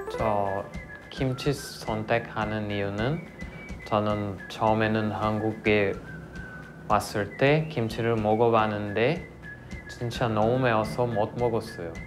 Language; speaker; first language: Korean; non-native, learner; Portuguese